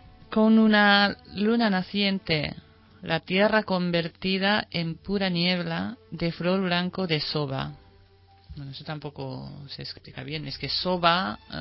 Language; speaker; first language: Spanish; non-native, fluent; Japanese